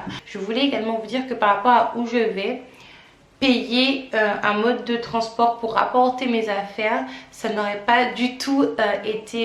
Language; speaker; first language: French; native; French